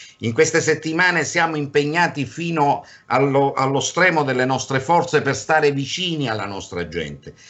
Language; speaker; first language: Italian; native; Italian